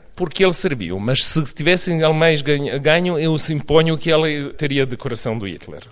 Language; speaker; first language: Portuguese; non-native, fluent; Serbian